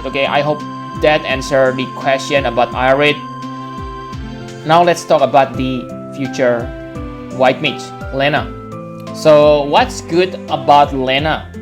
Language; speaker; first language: English; non-native, fluent; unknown